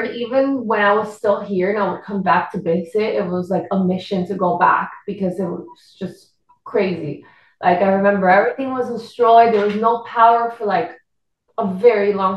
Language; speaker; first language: English; non-native, fluent; Spanish